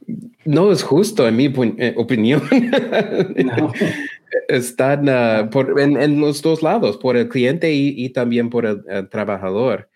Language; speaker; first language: Spanish; non-native, learner; English